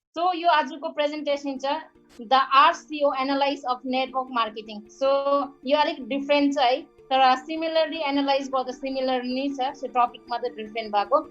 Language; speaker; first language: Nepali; non-native, local second language; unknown